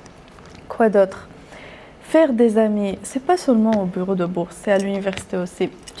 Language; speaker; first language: French; non-native, local second language; Arabic